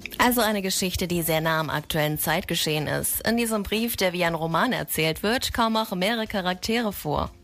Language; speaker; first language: German; native; German